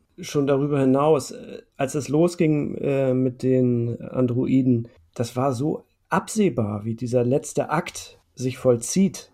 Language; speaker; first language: German; native; German